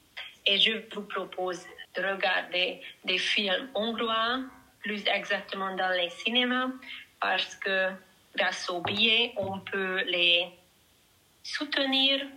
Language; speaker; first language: French; non-native, learner; Hungarian